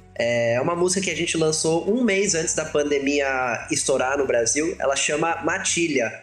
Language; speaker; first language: Portuguese; early bilingual, other home language; Spanish